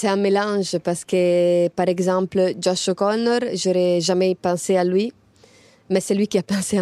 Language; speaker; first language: French; non-native, fluent; Italian